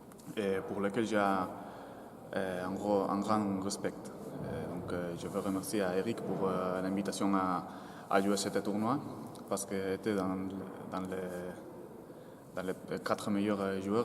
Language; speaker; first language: French; non-native, fluent; Spanish